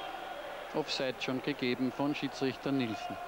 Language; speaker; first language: German; native; German